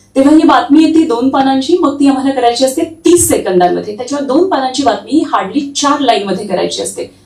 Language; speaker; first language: Marathi; native; Marathi